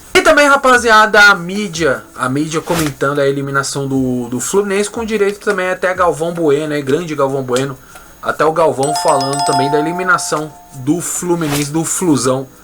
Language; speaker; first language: Portuguese; native; Portuguese